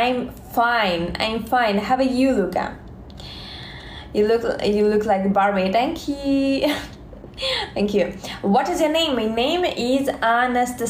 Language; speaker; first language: English; non-native, learner; Russian